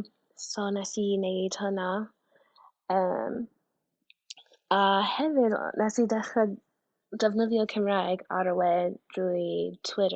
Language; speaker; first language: Welsh; non-native, fluent; English